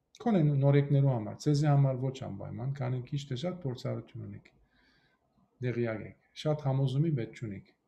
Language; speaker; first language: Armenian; early bilingual, heritage; Armenian